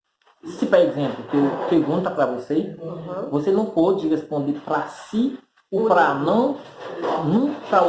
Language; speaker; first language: Portuguese; non-native, fluent; Haitian Creole